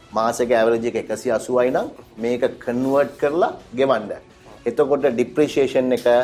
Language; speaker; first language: Sinhala; non-native, local second language; Tamil